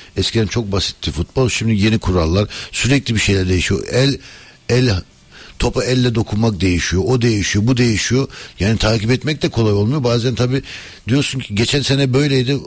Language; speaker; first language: Turkish; early bilingual, heritage; Turkish